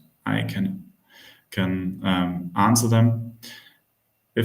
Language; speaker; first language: English; non-native, fluent; German